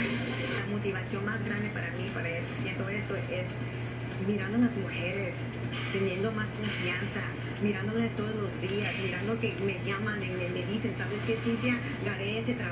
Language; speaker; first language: Spanish; early bilingual, heritage; Spanish